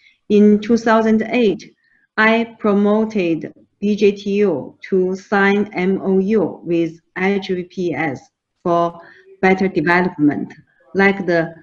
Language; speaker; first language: English; non-native, fluent; Chinese